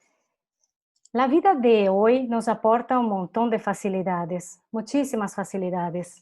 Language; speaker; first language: Spanish; non-native, fluent; Portuguese